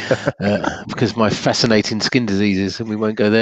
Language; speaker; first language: English; native; English